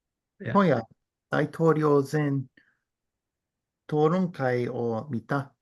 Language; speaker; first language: Japanese; non-native, learner; English